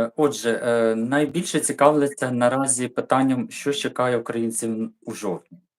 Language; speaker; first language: Ukrainian; native; Ukrainian